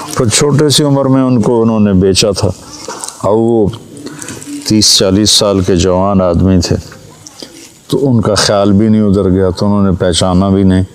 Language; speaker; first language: Urdu; non-native, local second language; Punjabi